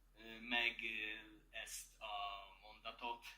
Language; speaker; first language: Hungarian; non-native, learner; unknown